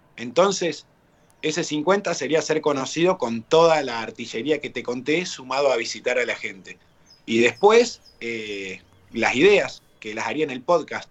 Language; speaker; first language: Spanish; native; Spanish